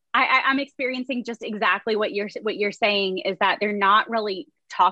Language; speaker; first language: English; native; English